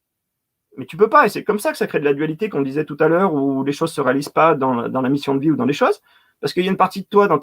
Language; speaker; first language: French; native; French